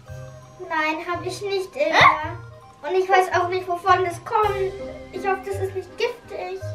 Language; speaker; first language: German; native; German